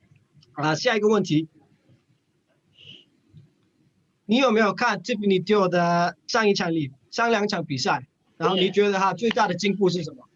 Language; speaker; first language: Chinese; non-native, fluent; English